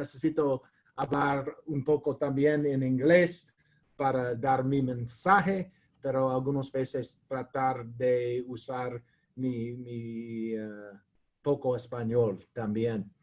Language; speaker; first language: Spanish; non-native, learner; English